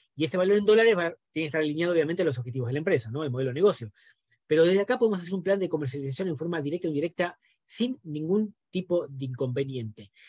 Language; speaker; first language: Spanish; native; Spanish